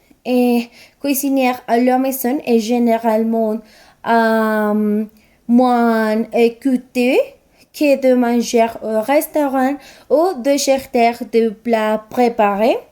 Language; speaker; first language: French; non-native, learner; Spanish